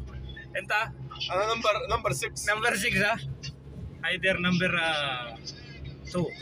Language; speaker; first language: Arabic; non-native, learner; Filipino